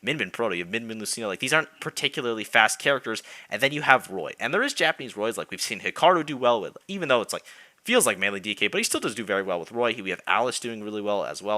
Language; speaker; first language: English; native; English